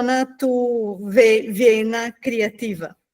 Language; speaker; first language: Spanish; non-native, learner; Portuguese